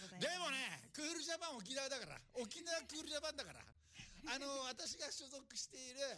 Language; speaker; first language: Japanese; native; Japanese